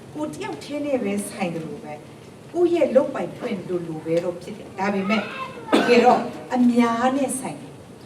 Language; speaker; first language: Burmese; non-native, local second language; Kachin